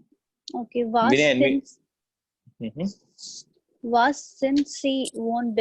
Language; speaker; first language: German; non-native, learner; Hindi